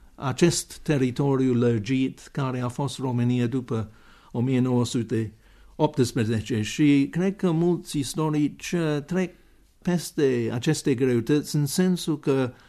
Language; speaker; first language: Romanian; non-native, fluent; English